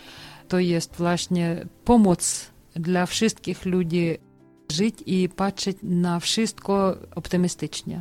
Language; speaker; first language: Polish; non-native, learner; Ukrainian